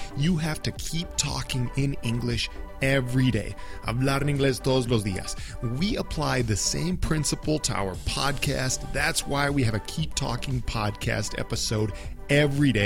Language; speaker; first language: English; native; English